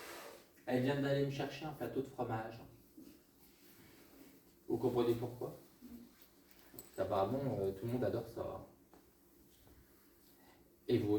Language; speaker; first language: French; native; French